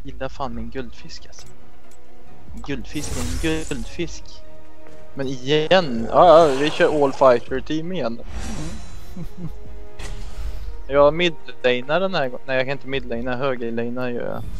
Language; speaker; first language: Swedish; native; Swedish